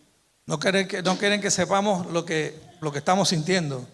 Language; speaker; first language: Spanish; native; Spanish